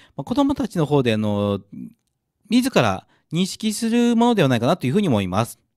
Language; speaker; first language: Japanese; native; Japanese